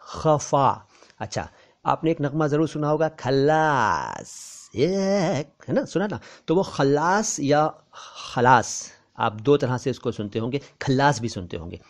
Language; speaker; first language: Urdu; native; Urdu